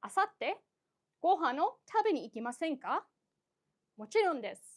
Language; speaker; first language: Japanese; non-native, fluent; English